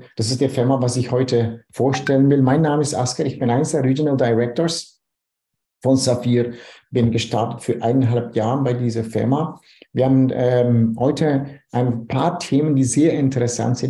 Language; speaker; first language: German; non-native, fluent; Dutch